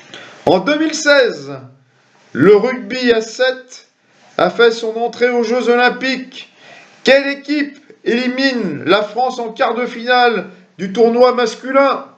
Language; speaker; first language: French; native; French